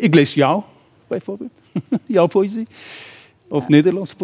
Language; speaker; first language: Dutch; non-native, fluent; Persian